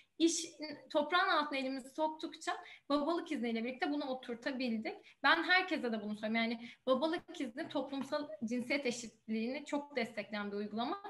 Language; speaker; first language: Turkish; native; Turkish